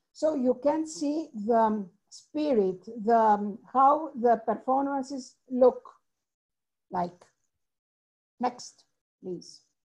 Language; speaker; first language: English; non-native, fluent; Greek